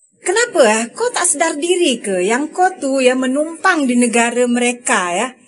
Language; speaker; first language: Malay; early bilingual, other home language; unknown